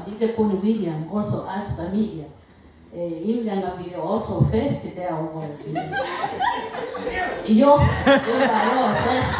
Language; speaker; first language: Danish; non-native, learner; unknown